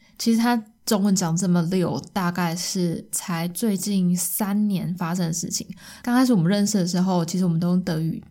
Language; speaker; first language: Chinese; native; Chinese